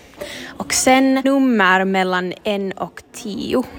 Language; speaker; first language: Swedish; non-native, learner; Finnish